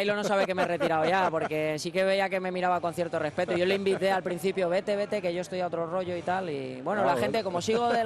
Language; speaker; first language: Spanish; native; Spanish